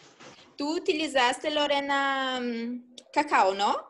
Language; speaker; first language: Spanish; non-native, fluent; Portuguese